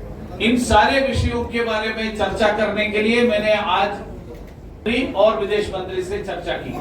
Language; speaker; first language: Hindi; non-native, local second language; Malayalam